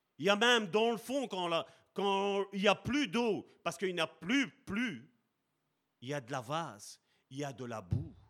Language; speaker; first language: French; early bilingual, other home language; Italian